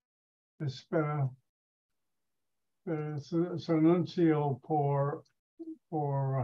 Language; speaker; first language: Spanish; non-native, learner; English